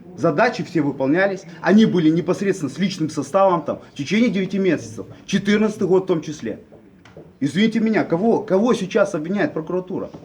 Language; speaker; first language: Russian; native; Russian